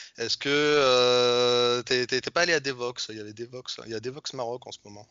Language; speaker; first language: French; native; French